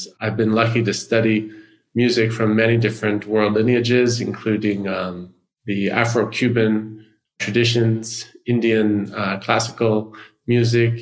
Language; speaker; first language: English; native; English